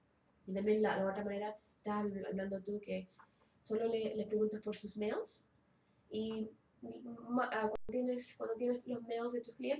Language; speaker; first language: Spanish; early bilingual, heritage; Spanish